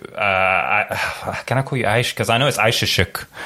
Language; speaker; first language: English; early bilingual, other home language; Arabic